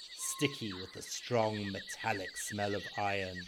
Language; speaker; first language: English; native; English